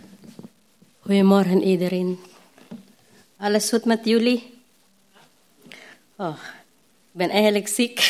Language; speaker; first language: Dutch; non-native, learner; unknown